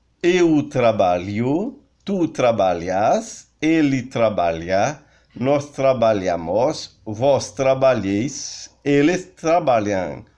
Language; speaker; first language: Portuguese; non-native, learner; Haitian Creole